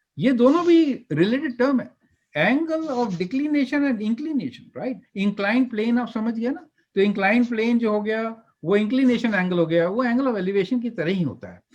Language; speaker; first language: Hindi; native; Hindi